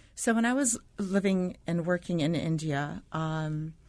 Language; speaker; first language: English; non-native, fluent; Arabic